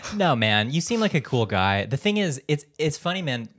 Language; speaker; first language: English; early bilingual, other home language; Filipino